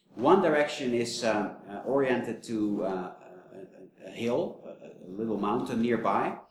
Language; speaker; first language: English; non-native, fluent; Dutch